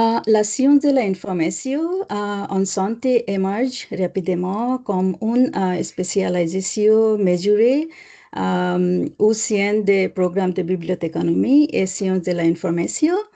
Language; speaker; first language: French; non-native, learner; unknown